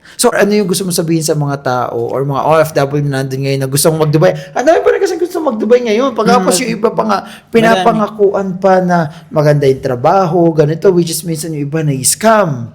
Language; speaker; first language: Filipino; native; Filipino